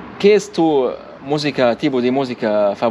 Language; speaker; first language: Spanish; non-native, learner; Arabic